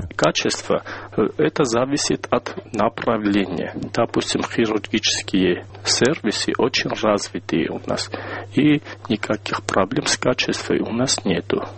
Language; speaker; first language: Russian; non-native, local second language; Armenian